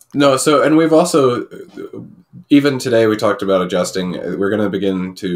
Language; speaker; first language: English; native; English